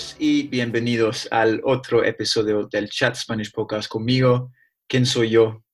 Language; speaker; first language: Spanish; non-native, learner; English